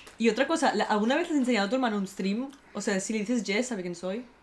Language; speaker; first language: Italian; non-native, fluent; German